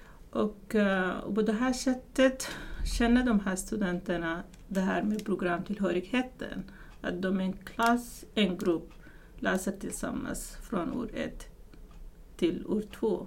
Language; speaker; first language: Swedish; non-native, fluent; Arabic